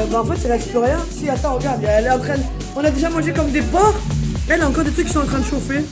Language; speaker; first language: French; native; French